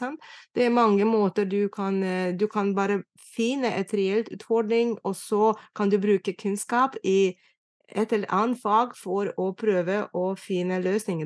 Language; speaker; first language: Norwegian; non-native, fluent; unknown